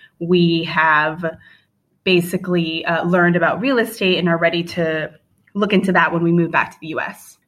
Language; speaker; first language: English; native; English